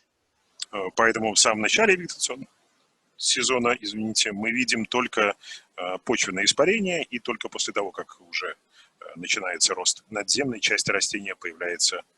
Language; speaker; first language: Russian; native; Russian